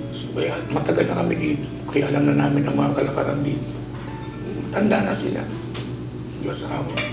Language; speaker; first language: Filipino; non-native, local second language; Waray